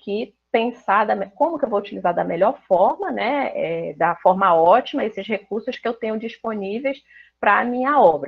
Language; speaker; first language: Portuguese; native; Portuguese